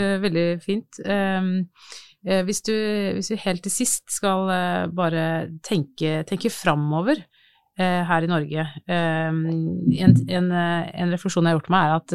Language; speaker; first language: Norwegian; native; Norwegian